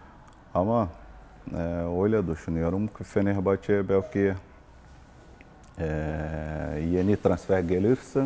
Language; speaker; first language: Turkish; non-native, learner; Portuguese